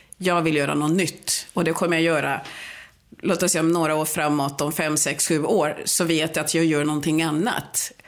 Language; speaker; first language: Swedish; early bilingual, other home language; Swahili